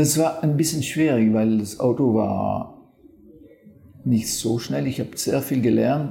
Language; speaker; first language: German; non-native, fluent; French